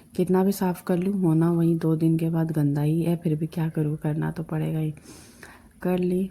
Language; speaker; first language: Hindi; non-native, local second language; Bangla